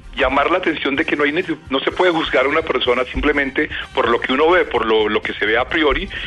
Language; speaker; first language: Spanish; native; Spanish